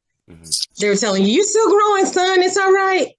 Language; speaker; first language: English; native; English